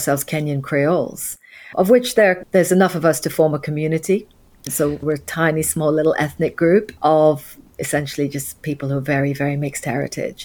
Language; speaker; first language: English; native; English